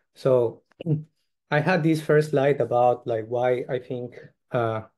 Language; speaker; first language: English; non-native, fluent; Spanish